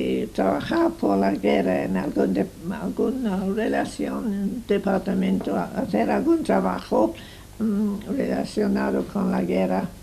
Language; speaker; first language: Spanish; non-native, fluent; English